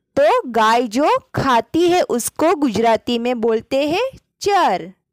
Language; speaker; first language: Hindi; non-native, local second language; Gujarati